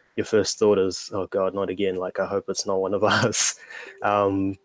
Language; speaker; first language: English; native; English